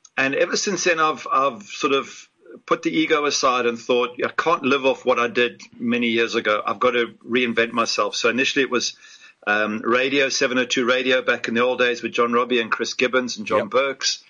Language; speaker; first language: English; native; English